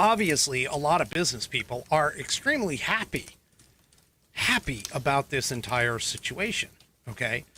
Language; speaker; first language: English; native; English